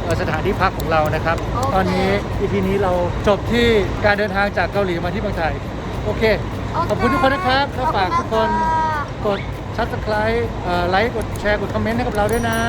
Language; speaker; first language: Thai; native; Thai